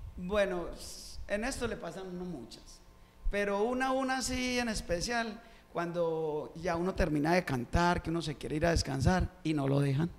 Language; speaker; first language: Spanish; native; Spanish